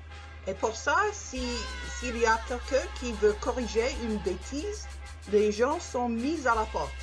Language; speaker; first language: French; non-native, learner; English